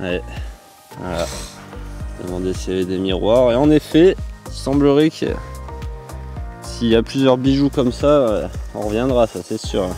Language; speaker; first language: French; native; French